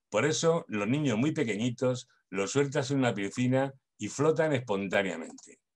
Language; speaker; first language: Spanish; native; Spanish